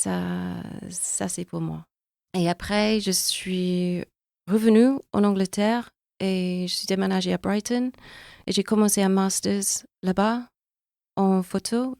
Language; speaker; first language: French; non-native, fluent; English